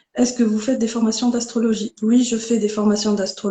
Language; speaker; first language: French; non-native, local second language; Arabic